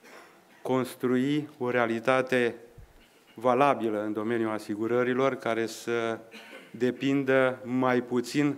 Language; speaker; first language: Romanian; native; Romanian